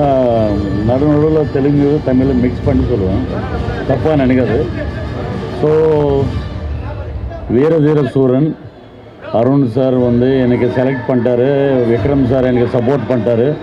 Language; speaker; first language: Tamil; non-native, local second language; Telugu